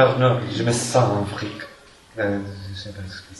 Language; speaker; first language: French; non-native, fluent; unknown